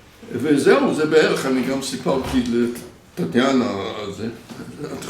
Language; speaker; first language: Hebrew; non-native, fluent; English